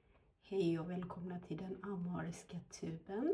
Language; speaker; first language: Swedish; non-native, fluent; Amharic